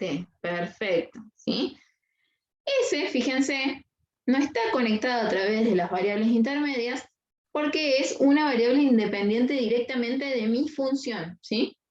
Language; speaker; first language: Spanish; native; Spanish